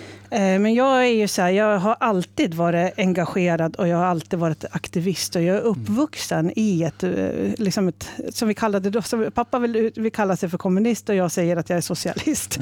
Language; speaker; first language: Swedish; native; Swedish